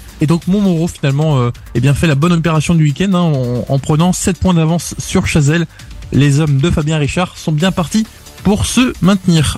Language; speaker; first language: French; native; French